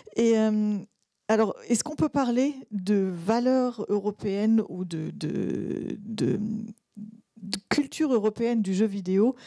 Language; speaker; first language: French; native; French